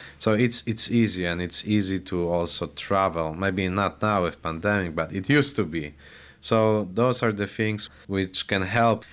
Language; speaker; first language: English; non-native, fluent; Polish